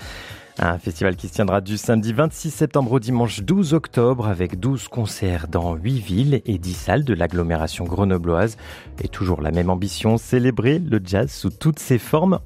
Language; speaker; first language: French; native; French